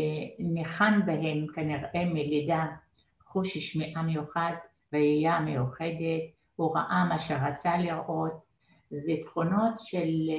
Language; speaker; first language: Hebrew; non-native, fluent; Arabic